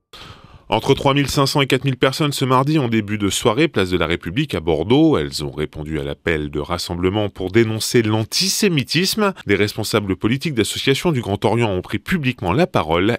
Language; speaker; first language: French; native; French